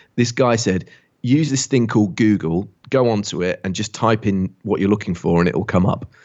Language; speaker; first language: English; native; English